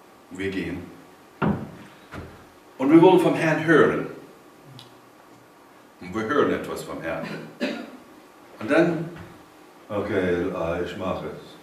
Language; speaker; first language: German; non-native, fluent; English